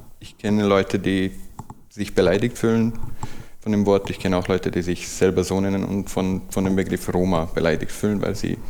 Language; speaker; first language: German; non-native, fluent; Hungarian